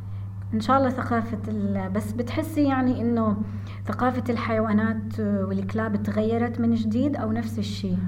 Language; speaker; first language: Arabic; native; Arabic